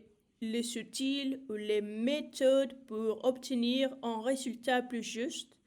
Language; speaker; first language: French; non-native, learner; Spanish